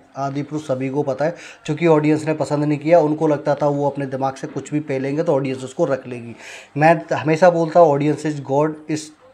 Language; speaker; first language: Hindi; native; Hindi